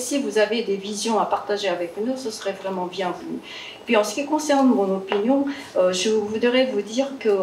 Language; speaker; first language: French; non-native, fluent; Korean